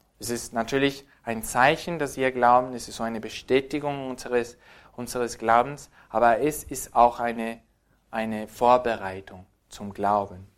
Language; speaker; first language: German; non-native, fluent; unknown